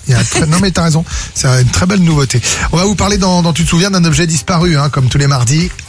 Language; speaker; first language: French; native; French